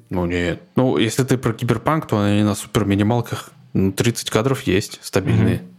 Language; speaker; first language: Russian; native; Russian